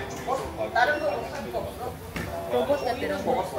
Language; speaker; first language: Korean; non-native, fluent; Filipino